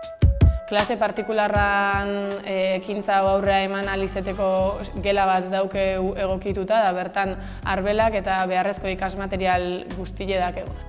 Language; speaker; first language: Basque; native; Basque